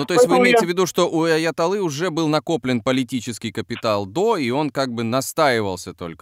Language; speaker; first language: Russian; native; Russian